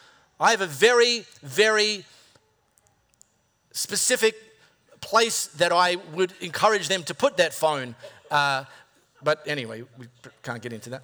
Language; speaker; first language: English; native; English